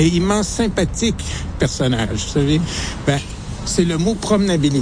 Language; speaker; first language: French; native; French